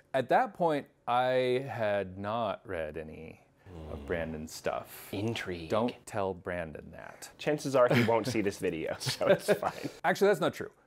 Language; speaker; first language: English; native; English